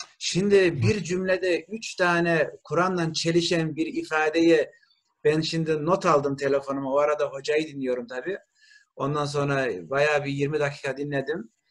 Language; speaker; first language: Turkish; early bilingual, heritage; Turkish